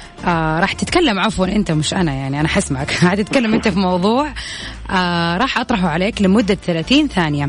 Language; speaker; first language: Arabic; native; Arabic